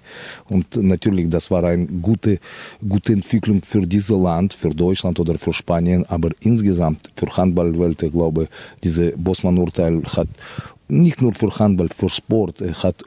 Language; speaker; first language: German; non-native, fluent; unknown